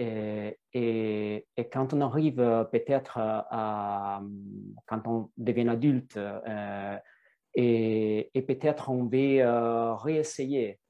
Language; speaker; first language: French; non-native, fluent; Italian